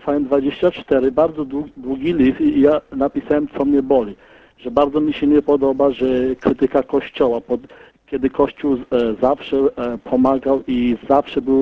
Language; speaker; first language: Polish; early bilingual, heritage; Polish